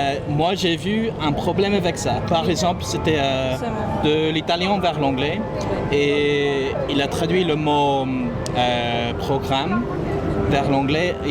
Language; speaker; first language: French; non-native, fluent; English